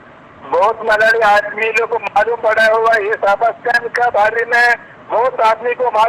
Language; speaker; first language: Hindi; non-native, local second language; Malayalam